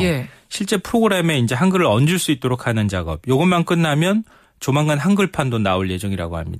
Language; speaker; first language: Korean; native; Korean